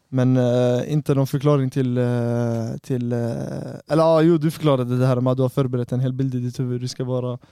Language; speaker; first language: Swedish; early bilingual, other home language; Arabic